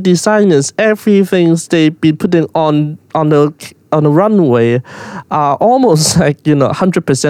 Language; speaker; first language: English; non-native, local second language; Cantonese